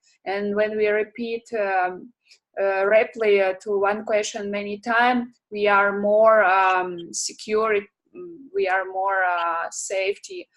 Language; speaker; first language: English; non-native, learner; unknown